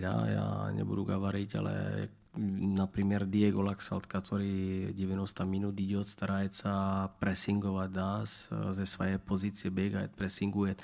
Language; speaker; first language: Russian; non-native, learner; Czech